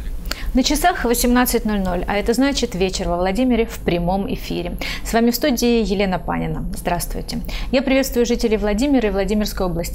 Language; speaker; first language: Russian; native; Russian